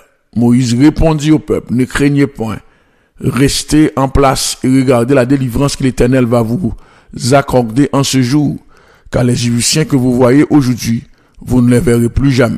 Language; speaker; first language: French; non-native, local second language; Haitian Creole